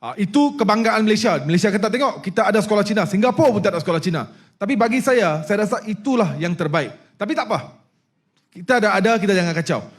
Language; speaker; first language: Malay; non-native, local second language; Punjabi